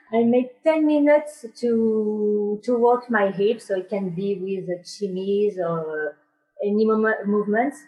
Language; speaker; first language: English; non-native, learner; French